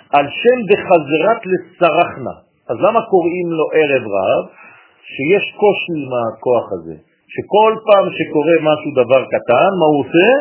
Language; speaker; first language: Hebrew; non-native, fluent; French